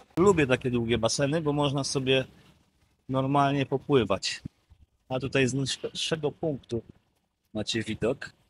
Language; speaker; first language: Polish; native; Polish